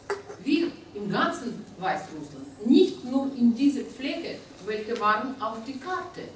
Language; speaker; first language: German; non-native, learner; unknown